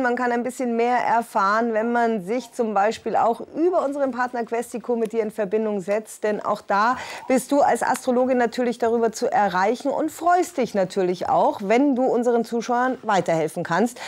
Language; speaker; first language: German; native; German